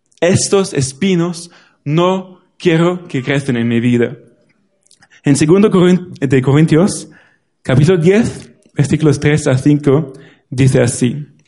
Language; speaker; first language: Spanish; non-native, fluent; German